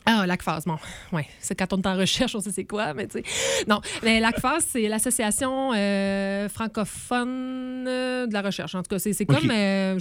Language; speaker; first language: French; native; French